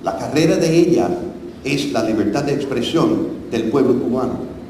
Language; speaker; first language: Spanish; non-native, fluent; English